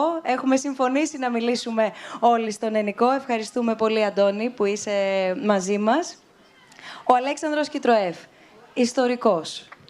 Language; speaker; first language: Greek; native; Greek